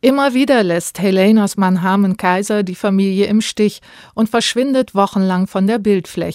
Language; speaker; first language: German; native; German